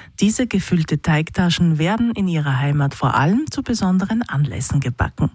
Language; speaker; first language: German; native; German